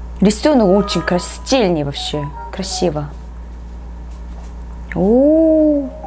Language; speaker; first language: Russian; non-native, learner; Korean